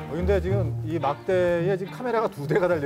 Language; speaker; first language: Korean; native; Korean